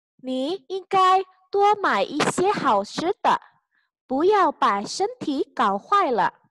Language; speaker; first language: Chinese; non-native, fluent; Indonesian